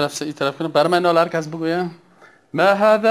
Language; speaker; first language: Persian; native; Persian